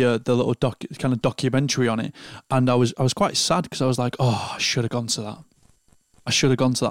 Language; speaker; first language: English; native; English